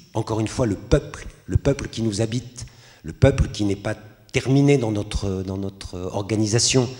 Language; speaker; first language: French; native; French